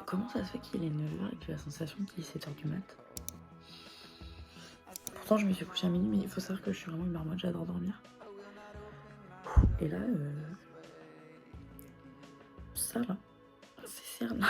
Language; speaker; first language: French; native; French